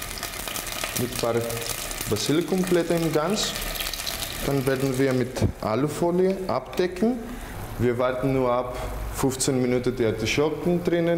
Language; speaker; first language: German; non-native, fluent; Greek